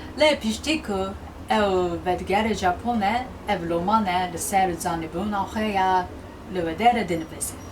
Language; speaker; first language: Kurdish; non-native, learner; Japanese